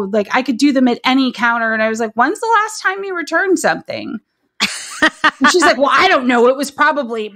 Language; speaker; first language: English; native; English